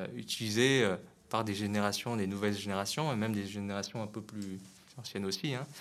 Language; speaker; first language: French; non-native, fluent; Vietnamese